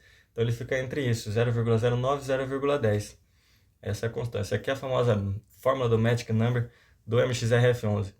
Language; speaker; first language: Portuguese; native; Portuguese